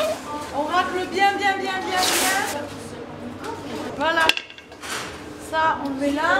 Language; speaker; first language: French; native; French